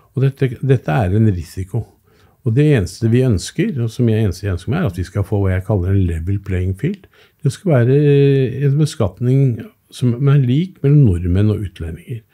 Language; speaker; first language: Norwegian; native; Norwegian